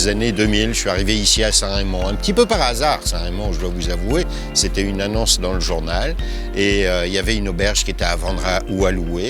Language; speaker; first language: French; native; French